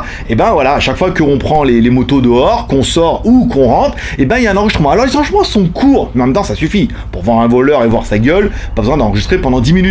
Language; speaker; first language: French; native; French